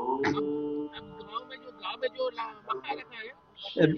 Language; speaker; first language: Hindi; non-native, local second language; Bangla